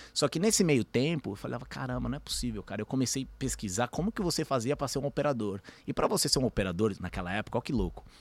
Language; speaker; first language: Portuguese; early bilingual, other home language; Spanish